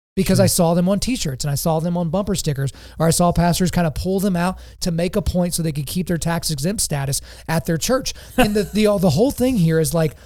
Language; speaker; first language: English; native; English